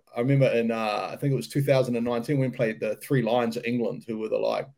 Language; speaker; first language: English; native; English